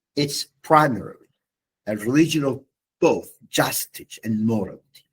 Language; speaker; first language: English; non-native, fluent; Turkish